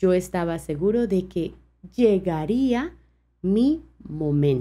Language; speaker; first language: Spanish; non-native, fluent; French